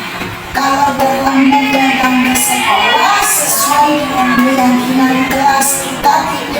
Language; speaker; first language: Indonesian; native; Indonesian